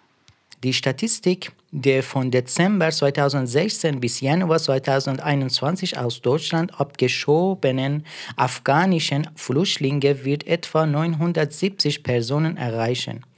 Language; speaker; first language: German; non-native, fluent; Persian